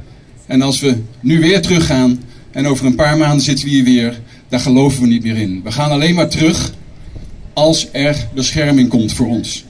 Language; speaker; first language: Dutch; native; Dutch